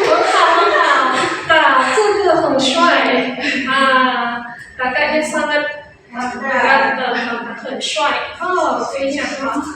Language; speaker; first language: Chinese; non-native, fluent; Indonesian